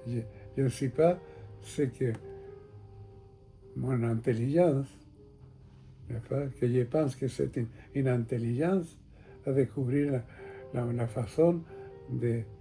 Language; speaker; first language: French; non-native, fluent; Spanish